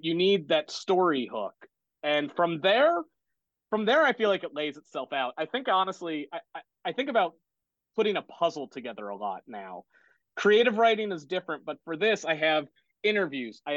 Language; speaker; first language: English; native; English